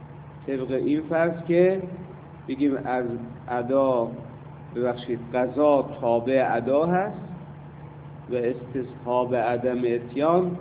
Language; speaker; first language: Persian; native; Persian